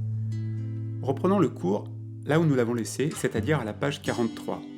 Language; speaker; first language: French; native; French